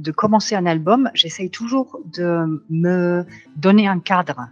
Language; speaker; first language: French; non-native, fluent; German